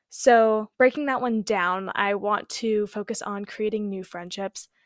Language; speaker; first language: English; native; English